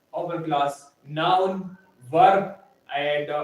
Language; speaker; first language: English; non-native, learner; Pashto